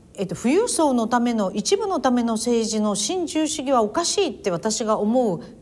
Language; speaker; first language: Japanese; native; Japanese